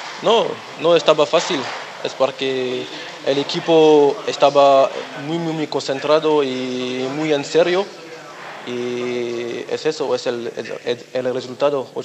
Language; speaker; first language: Spanish; non-native, learner; French